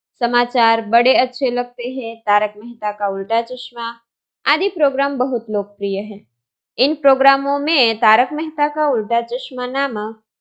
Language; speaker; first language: Hindi; non-native, local second language; Gujarati